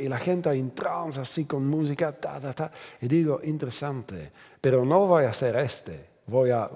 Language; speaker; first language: Spanish; non-native, fluent; Dutch